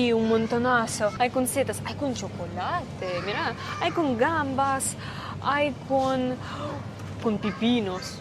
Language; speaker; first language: Spanish; non-native, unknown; Russian